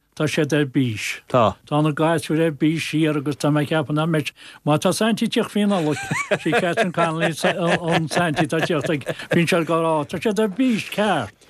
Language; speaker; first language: Irish; native; Irish